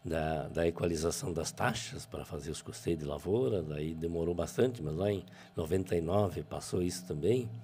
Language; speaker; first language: Portuguese; native; Portuguese